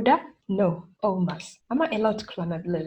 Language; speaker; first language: Turkish; non-native, learner; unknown